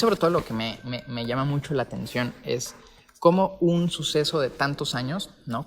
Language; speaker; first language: Spanish; native; Spanish